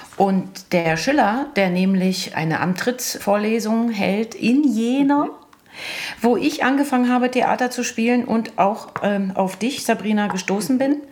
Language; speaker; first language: German; early bilingual, other home language; Croatian